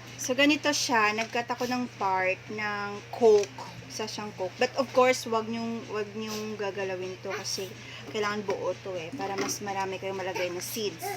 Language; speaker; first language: Filipino; non-native, local second language; Hiligaynon